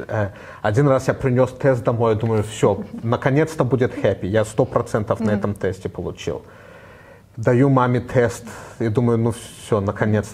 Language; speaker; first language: Russian; early bilingual, heritage; Russian